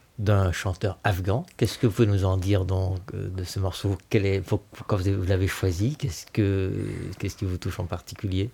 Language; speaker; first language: French; native; French